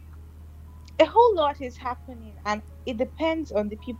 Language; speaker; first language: English; non-native, local second language; Igbo